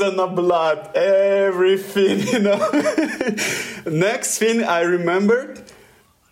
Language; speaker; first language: English; non-native, learner; Russian